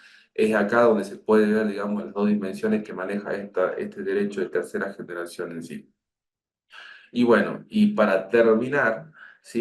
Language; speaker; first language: Spanish; native; Spanish